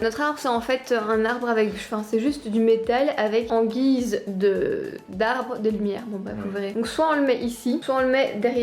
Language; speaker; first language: French; native; French